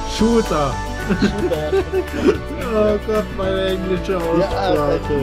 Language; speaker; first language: German; native; German